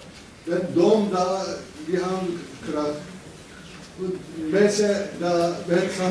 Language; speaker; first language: German; non-native, learner; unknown